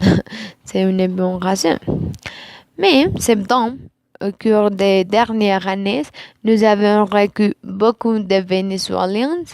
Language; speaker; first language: French; non-native, learner; Spanish